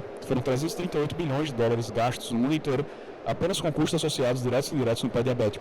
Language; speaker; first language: Portuguese; native; Portuguese